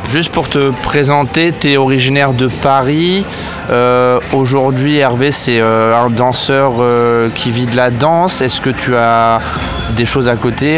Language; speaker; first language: French; native; French